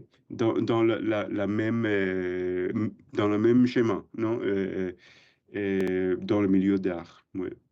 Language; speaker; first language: French; non-native, learner; English